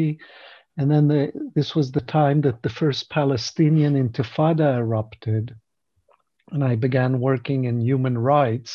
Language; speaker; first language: English; non-native, fluent; Hebrew